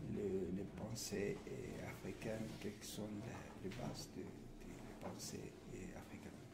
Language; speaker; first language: French; non-native, learner; Spanish